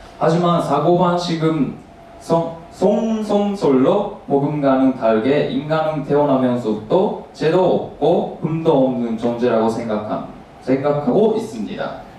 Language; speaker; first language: Korean; non-native, learner; Japanese